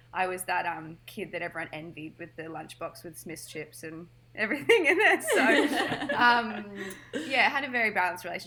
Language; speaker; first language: English; native; English